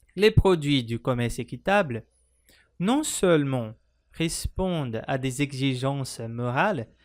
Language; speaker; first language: French; non-native, fluent; Portuguese